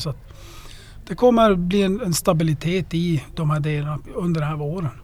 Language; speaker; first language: Swedish; native; Swedish